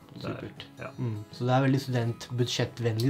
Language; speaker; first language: Norwegian; native; Norwegian